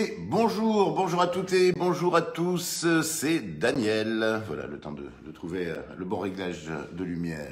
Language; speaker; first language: French; native; French